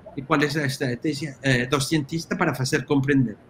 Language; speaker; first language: Portuguese; non-native, fluent; Spanish